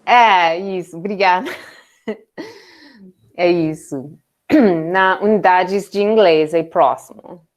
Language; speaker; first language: Portuguese; non-native, learner; English